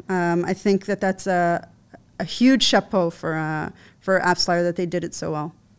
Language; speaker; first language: English; native; English